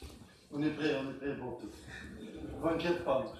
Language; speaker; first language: French; non-native, learner; Arabic